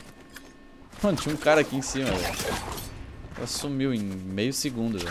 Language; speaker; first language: Portuguese; native; Portuguese